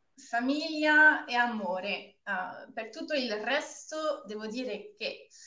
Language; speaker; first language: Italian; non-native, fluent; French